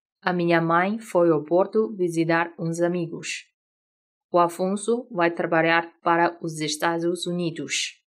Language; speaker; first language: Portuguese; non-native, fluent; Chinese